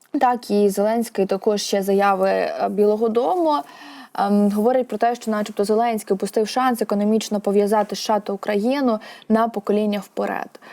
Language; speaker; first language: Ukrainian; native; Ukrainian